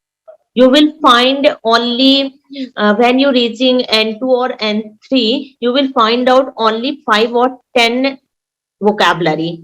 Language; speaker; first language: English; non-native, local second language; Hindi